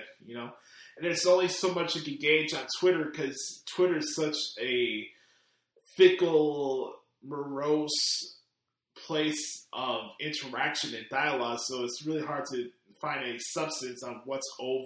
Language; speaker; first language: English; native; English